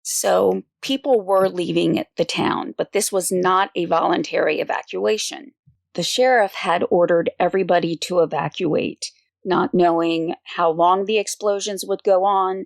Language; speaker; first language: English; native; English